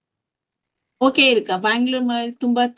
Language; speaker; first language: Kannada; non-native, learner; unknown